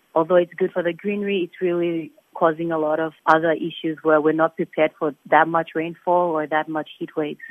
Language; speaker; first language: English; non-native, fluent; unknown